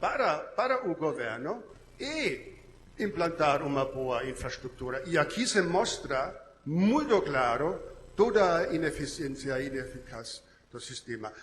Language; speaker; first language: Portuguese; non-native, learner; German